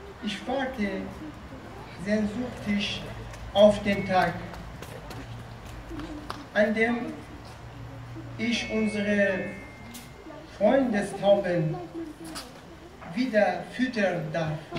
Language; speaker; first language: German; non-native, fluent; Persian